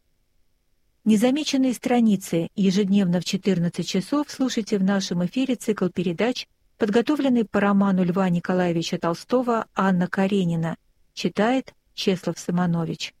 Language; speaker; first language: Russian; native; Russian